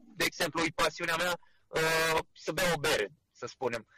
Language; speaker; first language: Romanian; native; Romanian